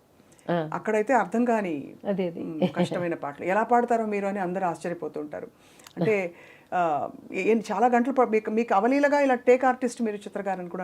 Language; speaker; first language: Telugu; native; Telugu